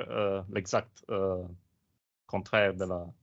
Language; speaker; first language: French; non-native, learner; Italian